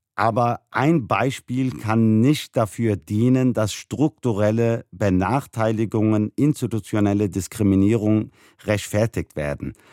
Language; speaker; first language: German; early bilingual, other home language; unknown